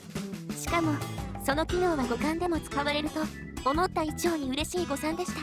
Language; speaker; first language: Japanese; native; Japanese